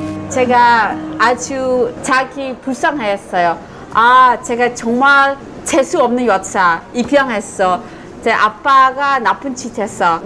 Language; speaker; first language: Korean; early bilingual, heritage; Korean